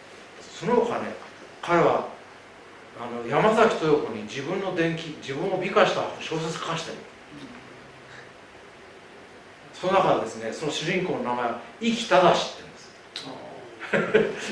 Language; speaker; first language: Japanese; native; Japanese